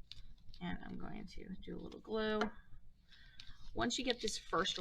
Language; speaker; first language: English; native; English